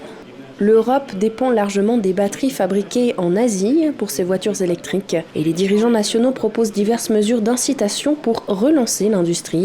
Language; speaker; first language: French; native; French